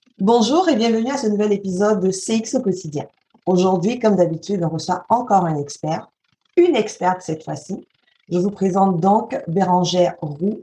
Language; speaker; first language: French; native; French